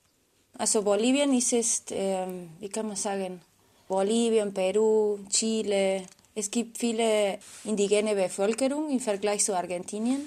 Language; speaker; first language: German; non-native, fluent; Spanish